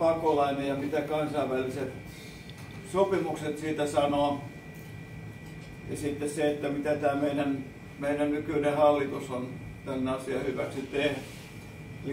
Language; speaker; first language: Finnish; native; Finnish